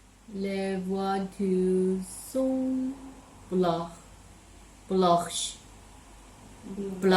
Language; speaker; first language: French; non-native, learner; Chinese